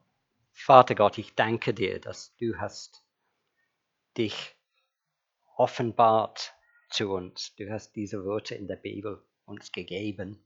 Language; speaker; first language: German; non-native, fluent; English